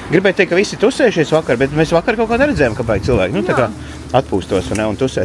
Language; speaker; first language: Latvian; native; Latvian